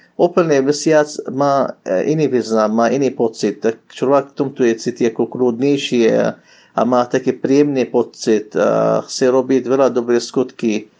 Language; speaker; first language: Slovak; non-native, learner; Arabic